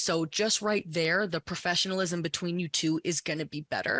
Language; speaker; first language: English; native; English